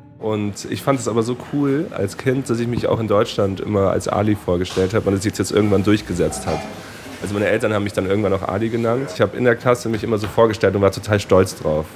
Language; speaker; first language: German; native; German